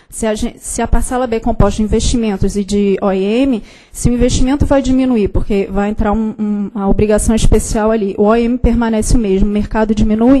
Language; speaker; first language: Portuguese; native; Portuguese